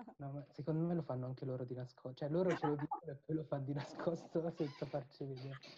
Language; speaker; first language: Italian; early bilingual, other home language; Tamil